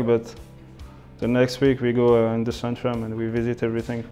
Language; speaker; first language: English; non-native, learner; French